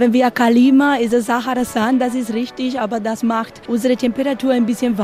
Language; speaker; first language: German; non-native, learner; Spanish